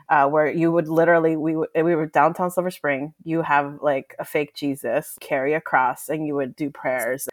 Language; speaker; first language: English; early bilingual, other home language; Spanish